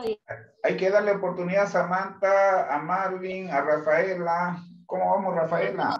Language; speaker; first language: Spanish; native; Spanish